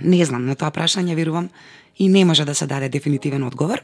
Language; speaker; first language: Macedonian; native; Macedonian